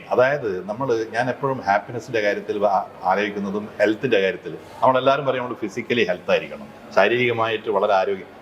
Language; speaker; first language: Malayalam; native; Malayalam